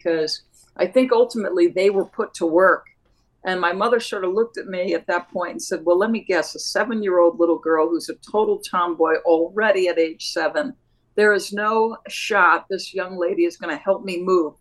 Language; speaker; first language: English; native; English